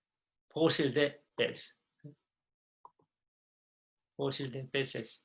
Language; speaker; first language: Spanish; non-native, fluent; Korean